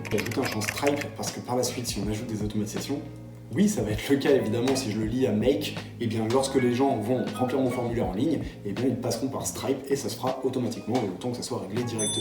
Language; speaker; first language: French; native; French